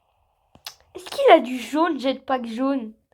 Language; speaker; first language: French; native; French